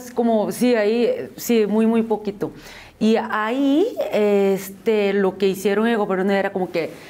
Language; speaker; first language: Spanish; non-native, fluent; Korean